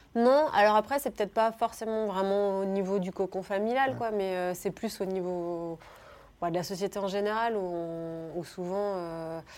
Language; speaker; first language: French; native; French